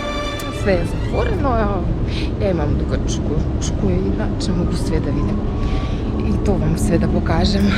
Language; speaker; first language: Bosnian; non-native, learner; Ukrainian